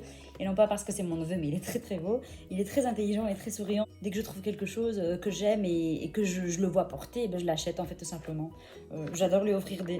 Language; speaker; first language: French; native; French